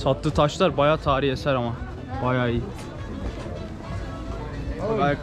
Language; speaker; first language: Turkish; native; Turkish